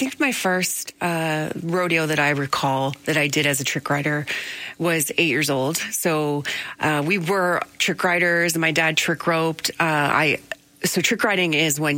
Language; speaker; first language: English; native; English